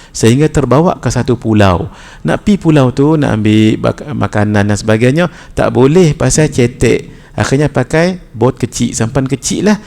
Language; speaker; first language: Malay; native; Malay